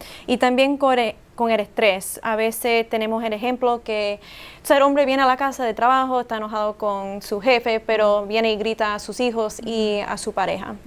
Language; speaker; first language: Spanish; early bilingual, heritage; Spanish